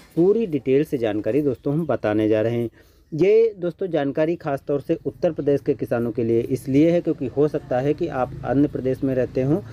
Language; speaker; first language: Hindi; native; Hindi